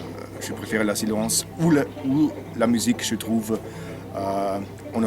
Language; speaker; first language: French; non-native, learner; German